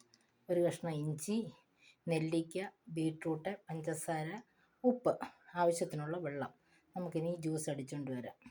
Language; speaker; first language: Malayalam; native; Malayalam